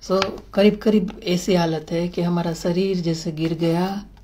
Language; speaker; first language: Hindi; non-native, local second language; Gujarati